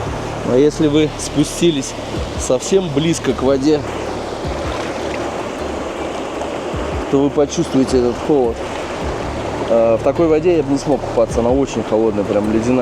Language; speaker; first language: Russian; native; Russian